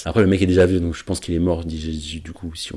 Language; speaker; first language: French; native; French